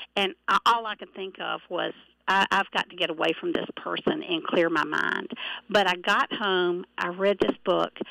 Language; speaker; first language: English; native; English